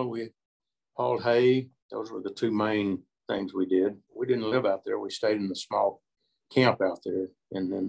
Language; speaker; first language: English; native; English